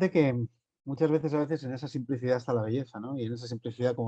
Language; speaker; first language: Spanish; native; Spanish